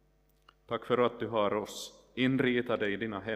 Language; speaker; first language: Swedish; non-native, local second language; Finnish